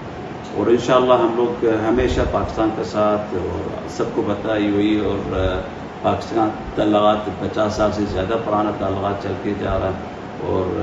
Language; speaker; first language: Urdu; non-native, fluent; Arabic